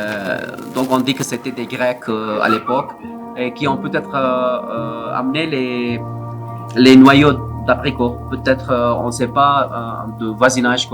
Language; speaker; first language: French; non-native, fluent; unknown